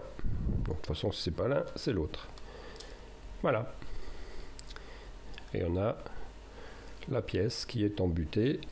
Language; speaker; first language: French; native; French